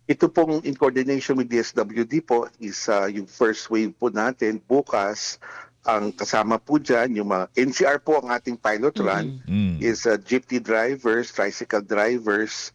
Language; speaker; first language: Filipino; native; Filipino